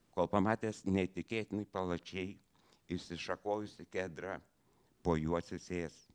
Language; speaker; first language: French; non-native, fluent; Lithuanian